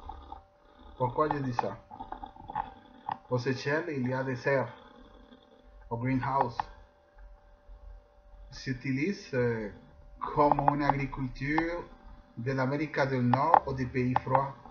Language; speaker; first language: French; non-native, fluent; Spanish